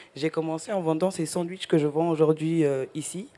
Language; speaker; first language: French; early bilingual, other home language; Spanish